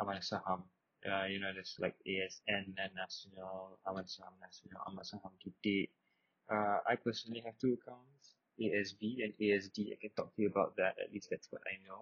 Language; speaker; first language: English; non-native, local second language; Malay